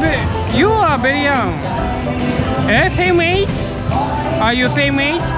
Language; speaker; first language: English; non-native, learner; Japanese